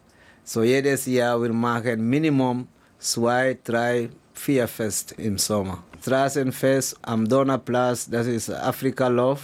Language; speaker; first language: German; non-native, learner; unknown